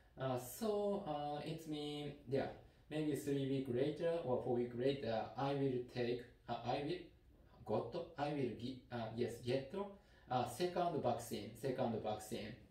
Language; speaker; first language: English; non-native, learner; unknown